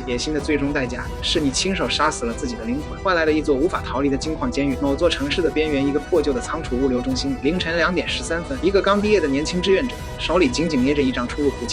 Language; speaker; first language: Chinese; native; Chinese